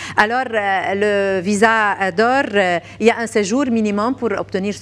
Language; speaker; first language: French; non-native, local second language; Arabic